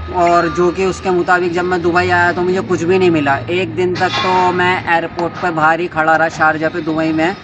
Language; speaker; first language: Hindi; native; Hindi